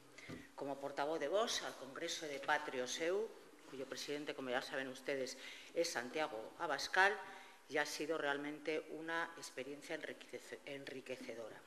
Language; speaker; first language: Spanish; native; Spanish